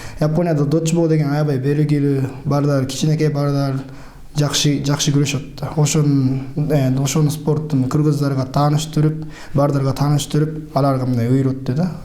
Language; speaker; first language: Kyrgyz; non-native, learner; Japanese